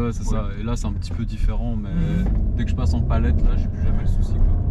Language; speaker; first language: French; native; French